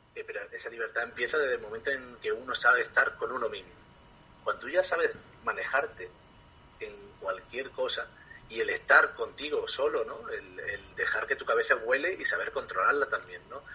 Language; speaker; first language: Spanish; native; Spanish